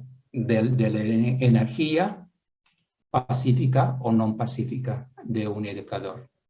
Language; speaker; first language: Spanish; non-native, fluent; Dutch